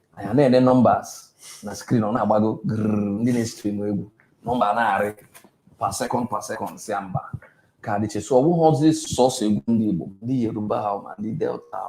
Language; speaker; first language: Igbo; native; Igbo